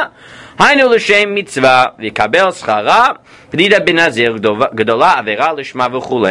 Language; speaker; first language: Hebrew; non-native, fluent; English